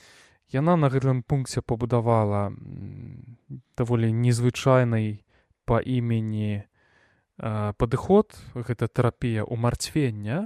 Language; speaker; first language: Belarusian; non-native, local second language; Russian